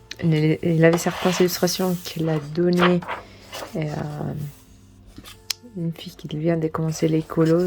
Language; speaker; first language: French; non-native, learner; Spanish